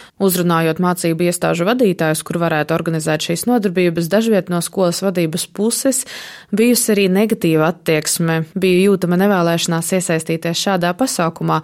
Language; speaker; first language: Latvian; native; Latvian